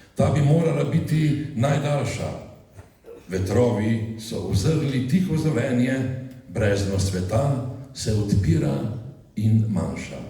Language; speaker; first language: Slovenian; native; Slovenian